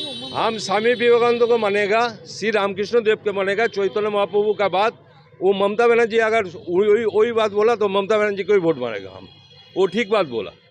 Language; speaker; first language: Hindi; non-native, local second language; Bangla